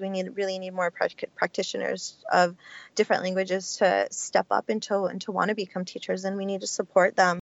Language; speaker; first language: English; early bilingual, other home language; Spanish